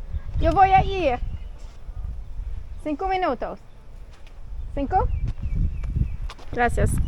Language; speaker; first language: Spanish; non-native, learner; English